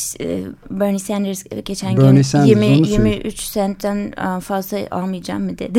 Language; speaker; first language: Turkish; early bilingual, heritage; English